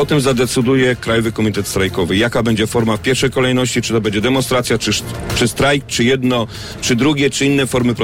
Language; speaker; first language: Polish; native; Polish